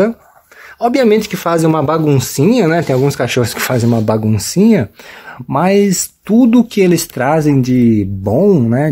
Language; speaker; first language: Portuguese; native; Portuguese